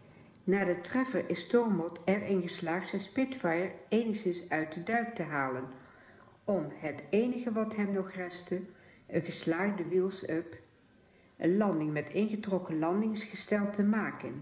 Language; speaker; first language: Dutch; native; Dutch